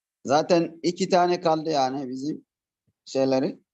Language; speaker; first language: Turkish; non-native, learner; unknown